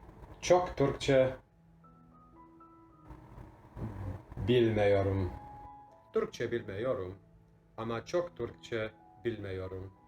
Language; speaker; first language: Turkish; non-native, learner; English